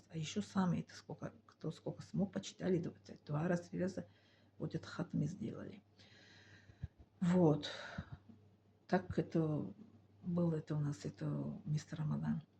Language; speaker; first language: Russian; non-native, learner; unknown